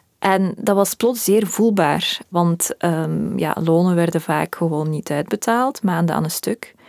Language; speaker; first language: Dutch; early bilingual, other home language; Russian